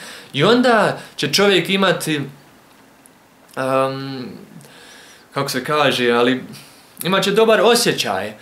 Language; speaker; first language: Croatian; early bilingual, heritage; Croatian